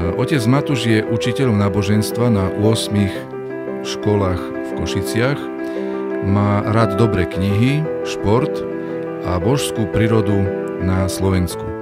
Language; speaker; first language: Slovak; native; Slovak